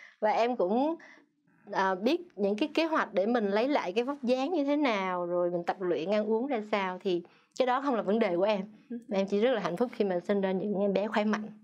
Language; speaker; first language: Vietnamese; native; Vietnamese